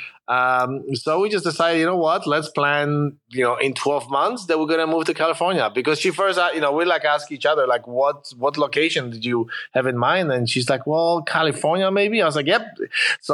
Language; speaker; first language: English; non-native, fluent; Polish